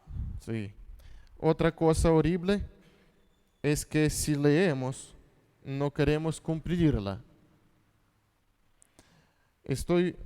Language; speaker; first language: Spanish; non-native, fluent; Russian